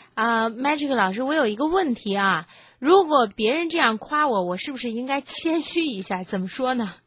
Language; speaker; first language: Chinese; native; Chinese